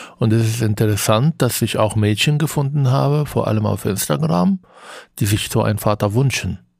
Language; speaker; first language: German; non-native, fluent; Arabic